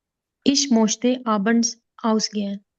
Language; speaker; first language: German; non-native, learner; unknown